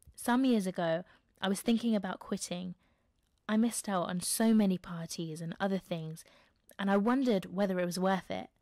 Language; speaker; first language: English; native; English